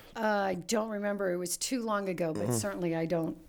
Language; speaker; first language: English; early bilingual, other home language; Italian